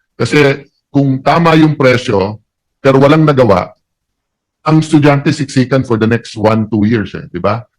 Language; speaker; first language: Filipino; native; Filipino